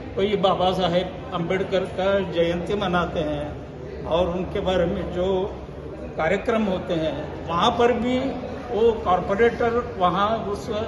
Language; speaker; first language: Hindi; non-native, local second language; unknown